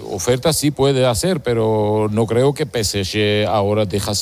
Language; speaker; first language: Spanish; non-native, learner; Georgian